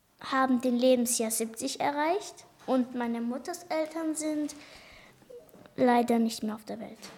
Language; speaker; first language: German; early bilingual, other home language; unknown